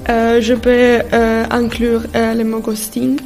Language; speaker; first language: French; non-native, fluent; Italian